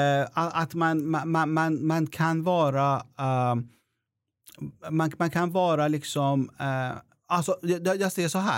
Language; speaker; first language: Swedish; non-native, fluent; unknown